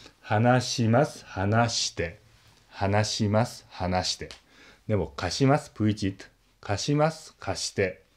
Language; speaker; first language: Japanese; non-native, learner; Czech